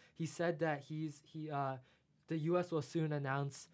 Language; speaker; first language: English; non-native, fluent; Chinese